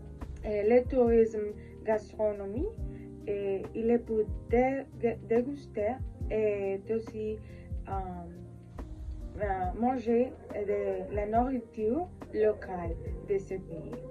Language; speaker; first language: French; non-native, learner; Spanish